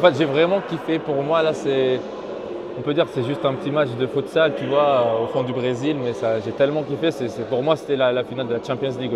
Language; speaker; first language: French; native; French